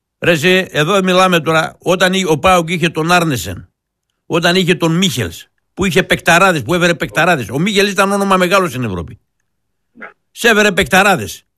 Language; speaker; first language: Greek; non-native, local second language; Turkish